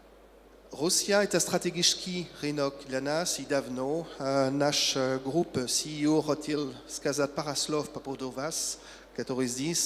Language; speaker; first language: Russian; non-native, learner; French